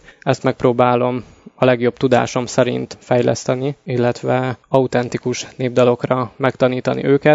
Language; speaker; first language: Hungarian; native; Hungarian